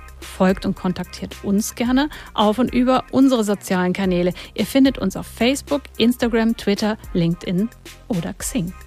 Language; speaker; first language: German; native; German